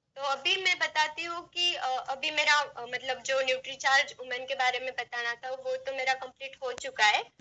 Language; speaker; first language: Hindi; non-native, local second language; Marathi